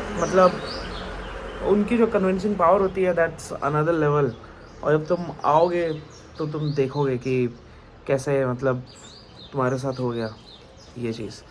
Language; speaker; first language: Hindi; native; Hindi